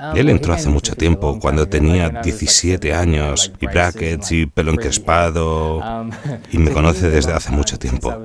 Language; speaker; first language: Spanish; non-native, fluent; English